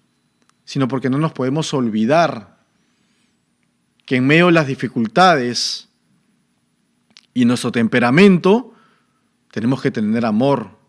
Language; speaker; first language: Spanish; native; Spanish